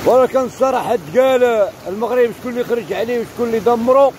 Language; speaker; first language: Arabic; native; Arabic